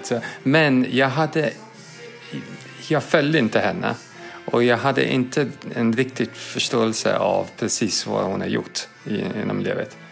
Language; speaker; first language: Swedish; non-native, fluent; English